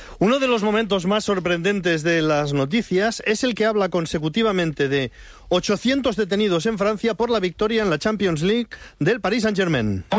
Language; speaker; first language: Spanish; native; Spanish